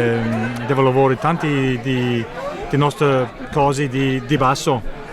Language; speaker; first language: Italian; non-native, learner; English